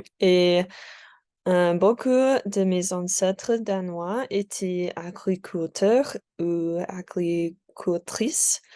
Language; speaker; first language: French; non-native, learner; English